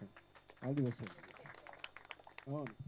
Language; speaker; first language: Telugu; native; Telugu